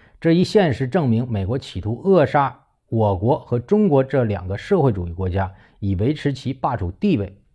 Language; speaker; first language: Chinese; native; Chinese